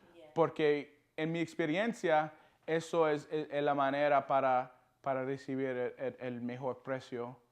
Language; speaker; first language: Spanish; non-native, learner; English